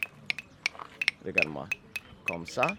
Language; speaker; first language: French; non-native, learner; Italian